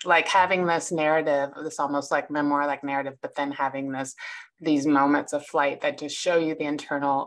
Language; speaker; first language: English; native; English